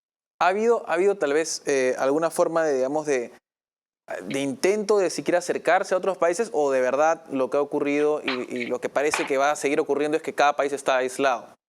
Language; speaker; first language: Spanish; native; Spanish